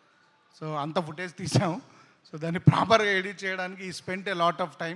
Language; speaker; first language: Telugu; native; Telugu